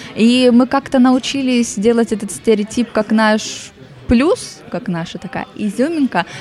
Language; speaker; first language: Russian; native; Russian